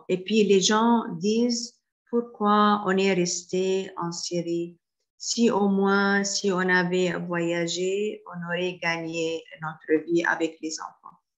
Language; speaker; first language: French; non-native, fluent; Arabic